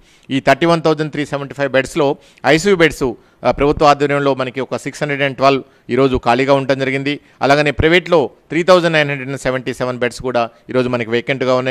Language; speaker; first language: Telugu; native; Telugu